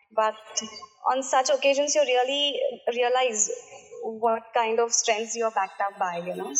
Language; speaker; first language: English; non-native, local second language; Marathi